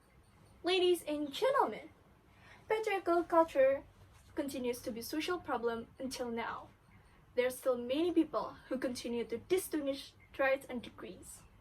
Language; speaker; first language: English; non-native, learner; Indonesian